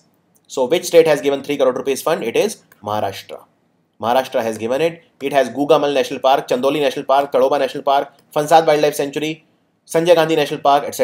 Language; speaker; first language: English; non-native, local second language; Hindi